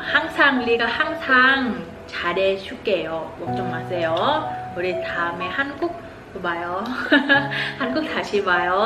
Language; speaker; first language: Korean; non-native, learner; Vietnamese